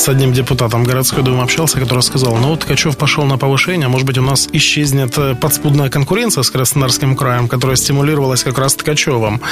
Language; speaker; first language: Russian; native; Russian